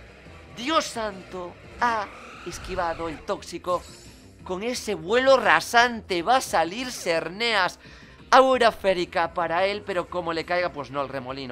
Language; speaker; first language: Spanish; native; Spanish